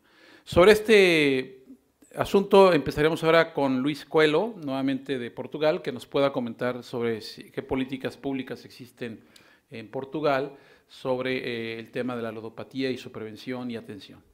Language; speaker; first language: Spanish; native; Spanish